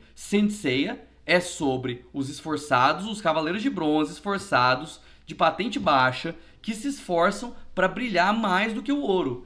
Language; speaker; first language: Portuguese; native; Portuguese